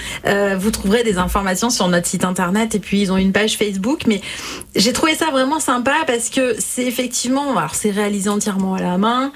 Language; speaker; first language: French; native; French